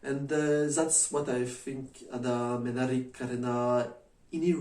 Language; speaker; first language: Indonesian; non-native, learner; French